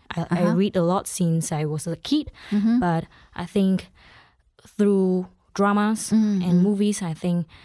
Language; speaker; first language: English; non-native, local second language; Chinese